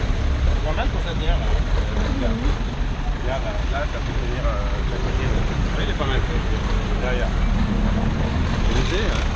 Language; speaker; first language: French; native; French